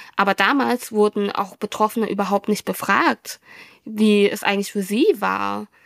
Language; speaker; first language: German; early bilingual, other home language; Vietnamese